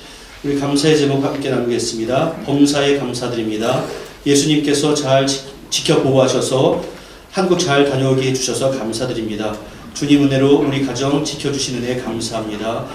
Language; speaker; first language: Korean; native; Korean